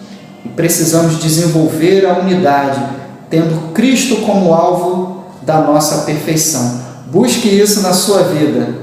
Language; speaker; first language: Portuguese; native; Portuguese